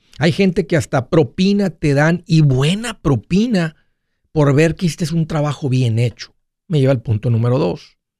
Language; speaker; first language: Spanish; native; Spanish